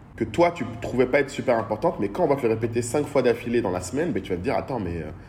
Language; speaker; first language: French; non-native, local second language; Bambara